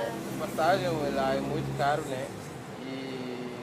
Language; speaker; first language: Portuguese; non-native, learner; French